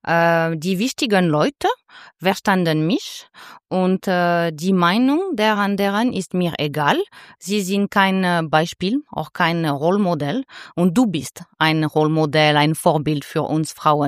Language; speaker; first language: German; non-native, learner; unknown